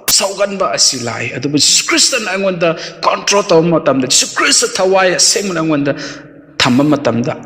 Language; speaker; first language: Manipuri; native; Manipuri